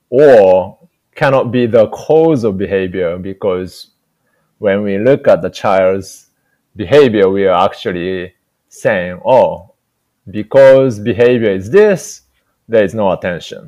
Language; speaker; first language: English; non-native, fluent; Japanese